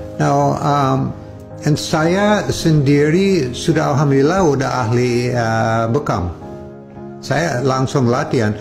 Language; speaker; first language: Indonesian; non-native, fluent; English